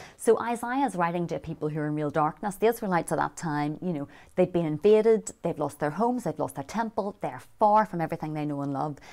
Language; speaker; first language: English; native; English